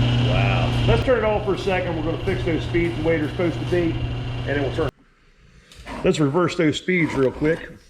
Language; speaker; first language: English; native; English